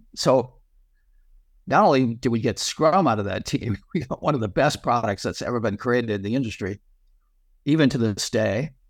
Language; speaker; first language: English; native; English